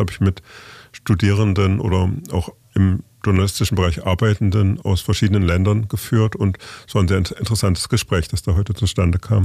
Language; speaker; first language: German; native; German